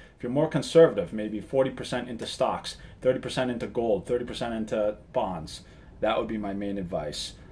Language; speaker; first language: English; early bilingual, other home language; Japanese